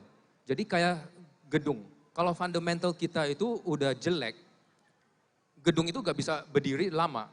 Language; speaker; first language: Indonesian; non-native, fluent; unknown